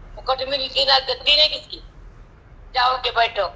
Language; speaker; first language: Hindi; non-native, local second language; Marathi